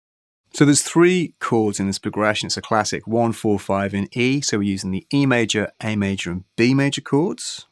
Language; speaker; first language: English; native; English